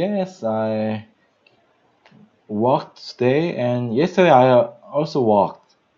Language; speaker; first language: English; non-native, learner; Korean